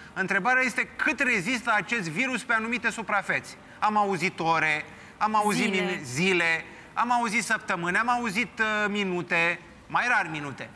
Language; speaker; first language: Romanian; native; Romanian